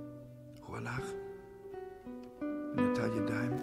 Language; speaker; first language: Hebrew; non-native, fluent; Yiddish